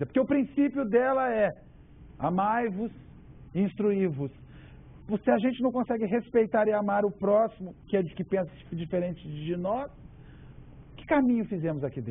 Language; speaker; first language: Portuguese; native; Portuguese